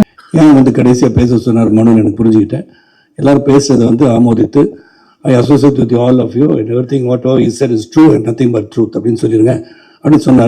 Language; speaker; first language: Tamil; native; Tamil